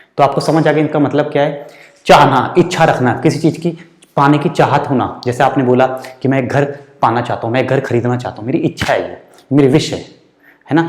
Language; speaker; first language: Hindi; native; Hindi